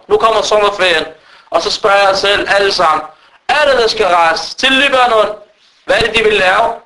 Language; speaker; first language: Danish; early bilingual, other home language; Arabic